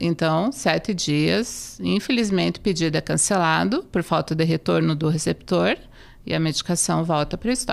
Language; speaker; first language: Portuguese; native; Portuguese